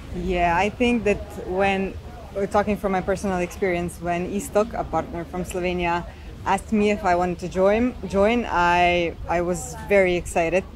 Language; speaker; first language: English; non-native, fluent; Slovenian